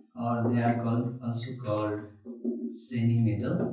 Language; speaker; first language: English; non-native, local second language; Nepali